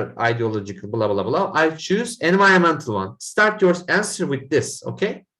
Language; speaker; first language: English; non-native, fluent; Turkish